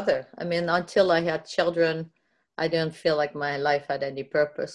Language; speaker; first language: English; non-native, fluent; French